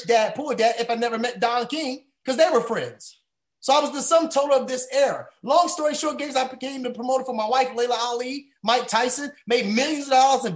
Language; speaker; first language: English; native; English